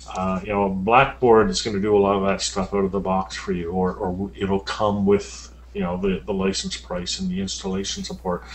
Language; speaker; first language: English; native; English